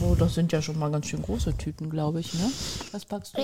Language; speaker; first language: German; native; German